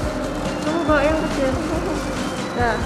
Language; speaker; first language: Indonesian; native; Indonesian